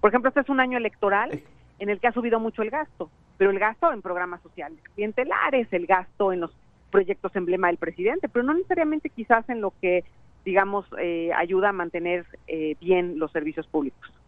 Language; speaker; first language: Spanish; native; Spanish